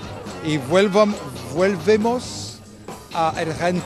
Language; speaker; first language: Spanish; non-native, fluent; French